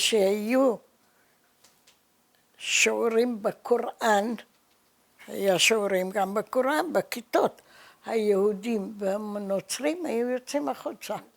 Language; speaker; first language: Hebrew; early bilingual, other home language; Arabic